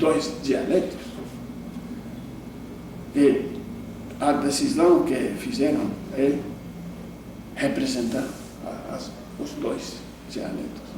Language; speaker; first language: Portuguese; non-native, fluent; English